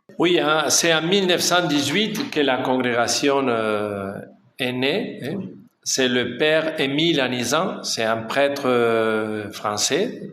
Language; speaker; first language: French; non-native, fluent; Spanish